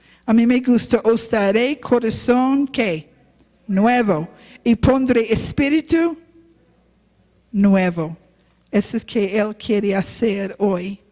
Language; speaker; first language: Spanish; non-native, learner; English